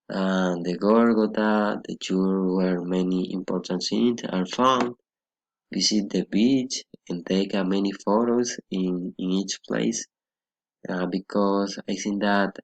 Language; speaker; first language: English; non-native, learner; Spanish